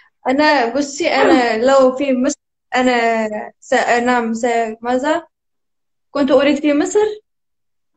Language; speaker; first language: Arabic; non-native, learner; Turkish